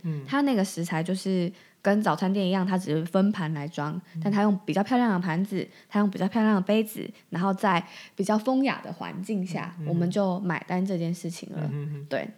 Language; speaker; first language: Chinese; native; Chinese